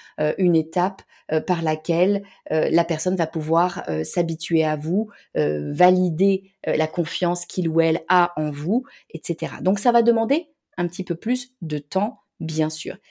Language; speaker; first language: French; native; French